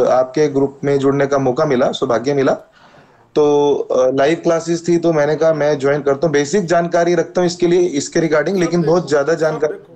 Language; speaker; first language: Hindi; native; Hindi